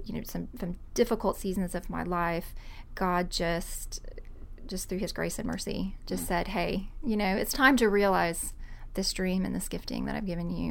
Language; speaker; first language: English; native; English